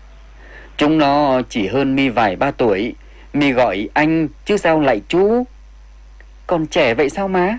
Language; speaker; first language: Vietnamese; native; Vietnamese